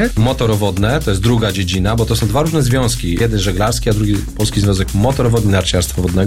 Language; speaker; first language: Polish; native; Polish